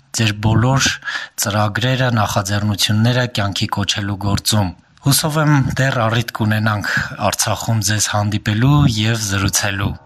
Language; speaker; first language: Armenian; native; Armenian